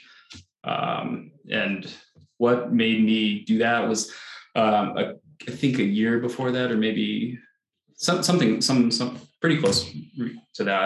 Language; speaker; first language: English; native; English